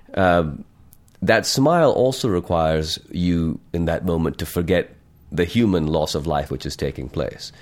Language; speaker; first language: English; non-native, local second language; Urdu